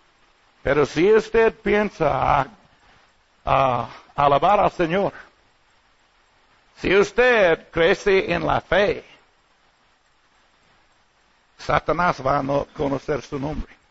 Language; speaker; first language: Spanish; non-native, learner; English